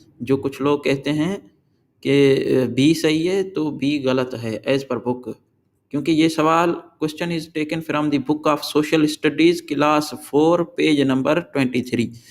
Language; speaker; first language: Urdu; non-native, local second language; Sindhi